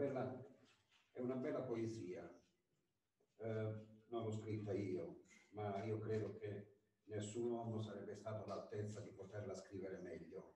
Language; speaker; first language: Italian; native; Italian